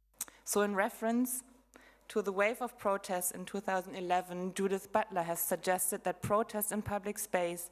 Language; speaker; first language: English; non-native, fluent; German